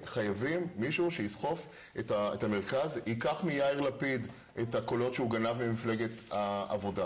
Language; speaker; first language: Hebrew; native; Hebrew